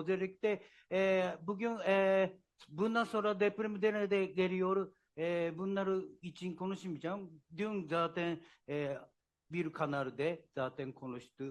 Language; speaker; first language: Turkish; non-native, learner; Japanese